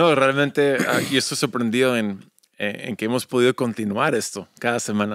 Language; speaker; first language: Spanish; early bilingual, other home language; English